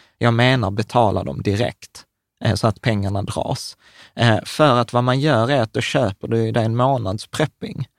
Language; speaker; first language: Swedish; early bilingual, other home language; Czech